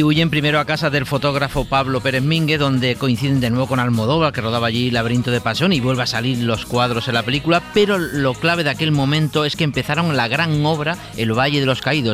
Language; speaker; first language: Spanish; native; Spanish